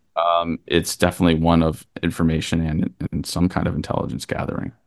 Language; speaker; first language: English; native; English